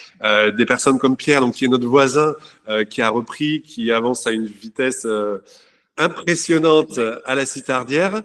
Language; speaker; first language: French; native; French